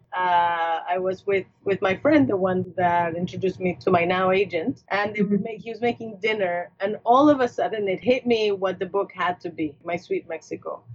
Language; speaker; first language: English; non-native, fluent; Spanish